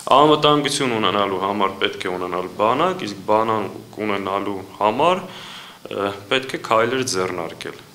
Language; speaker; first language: Armenian; native; Armenian